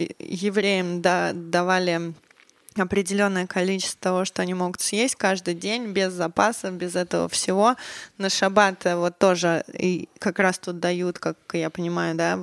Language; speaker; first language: Russian; native; Russian